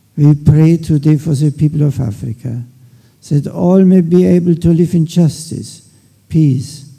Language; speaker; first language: English; non-native, fluent; German